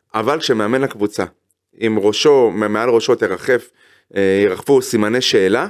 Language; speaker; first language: Hebrew; native; Hebrew